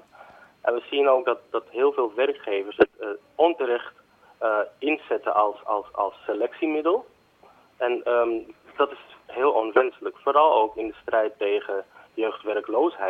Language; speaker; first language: Dutch; native; Dutch